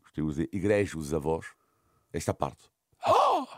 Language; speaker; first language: Portuguese; non-native, fluent; French